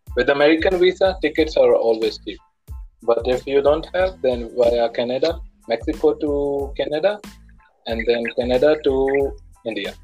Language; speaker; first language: English; non-native, local second language; Punjabi